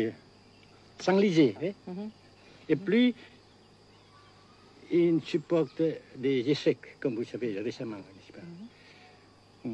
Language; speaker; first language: French; non-native, fluent; Vietnamese